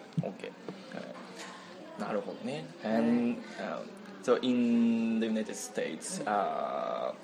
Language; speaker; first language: English; non-native, learner; Japanese